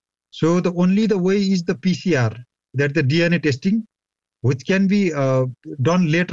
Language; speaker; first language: English; non-native, local second language; Nepali